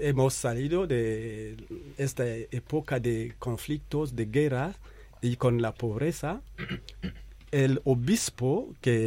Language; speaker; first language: Spanish; non-native, fluent; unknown